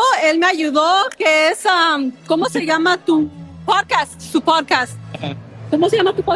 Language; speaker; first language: Spanish; early bilingual, heritage; Spanish